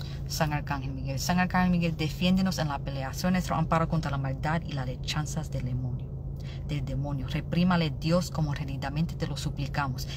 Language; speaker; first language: Spanish; early bilingual, heritage; Spanish